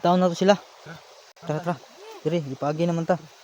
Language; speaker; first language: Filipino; non-native, local second language; Cebuano